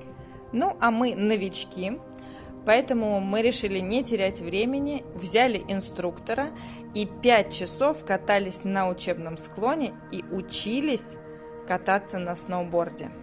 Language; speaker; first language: Russian; native; Russian